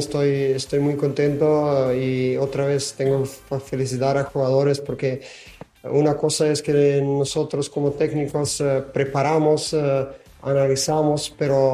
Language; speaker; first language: Spanish; non-native, fluent; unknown